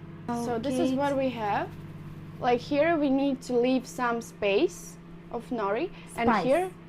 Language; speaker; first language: English; non-native, fluent; Russian